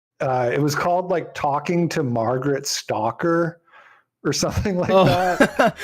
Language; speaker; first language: English; native; English